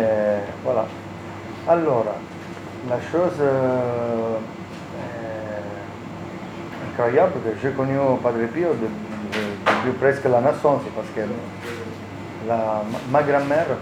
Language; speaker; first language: French; non-native, learner; Italian